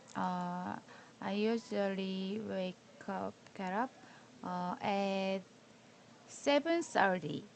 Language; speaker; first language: English; non-native, learner; Korean